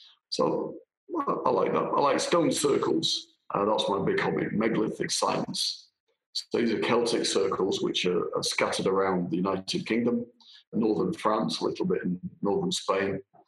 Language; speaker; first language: English; native; English